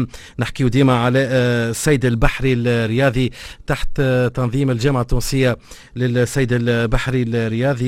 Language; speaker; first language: Arabic; native; Arabic